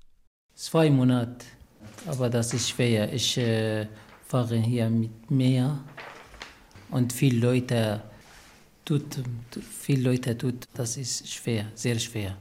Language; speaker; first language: German; non-native, learner; Arabic